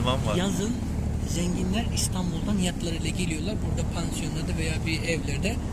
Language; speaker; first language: Turkish; native; Turkish